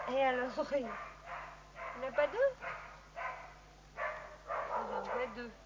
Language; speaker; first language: French; native; French